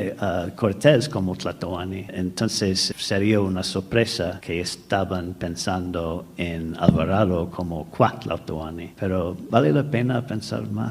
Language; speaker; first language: Spanish; non-native, fluent; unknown